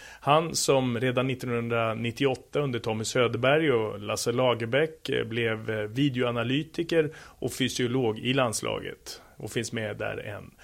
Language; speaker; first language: Swedish; native; Swedish